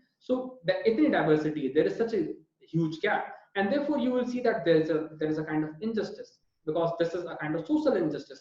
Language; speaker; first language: English; non-native, local second language; Hindi